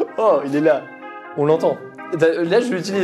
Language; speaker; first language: French; native; French